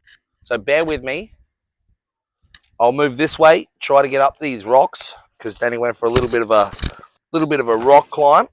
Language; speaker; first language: English; native; English